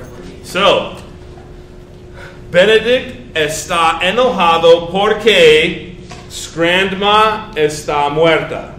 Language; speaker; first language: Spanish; non-native, fluent; English